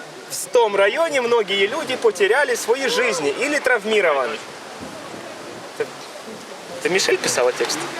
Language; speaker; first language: Russian; native; Russian